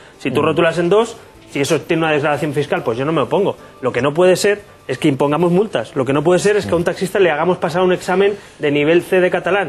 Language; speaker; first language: Spanish; native; Spanish